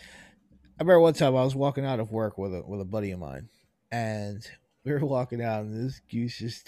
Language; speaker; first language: English; native; English